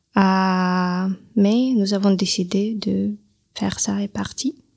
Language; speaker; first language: French; non-native, learner; Russian